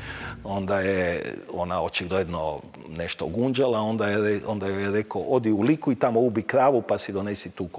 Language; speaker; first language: Croatian; native; Croatian